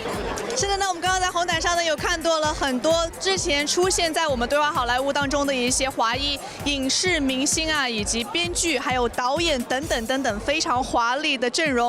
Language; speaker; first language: Chinese; native; Chinese